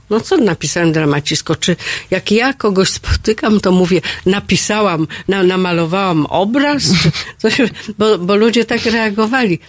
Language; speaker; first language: Polish; native; Polish